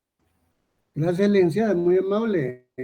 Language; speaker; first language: Spanish; native; Spanish